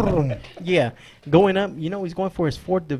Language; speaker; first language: English; native; English